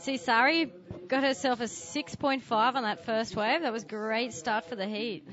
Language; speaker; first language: English; native; English